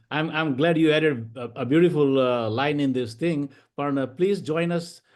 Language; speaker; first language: English; non-native, local second language; Gujarati